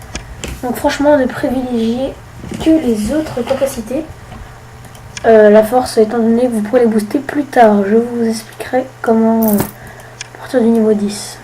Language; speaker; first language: French; native; French